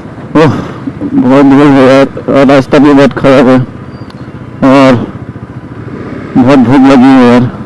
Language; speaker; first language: Hindi; non-native, local second language; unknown